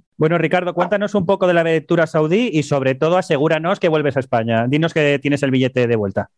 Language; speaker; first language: Spanish; native; Spanish